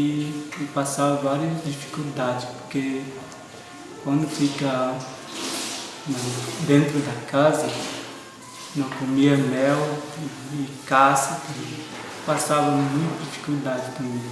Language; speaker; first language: Portuguese; non-native, local second language; Guarani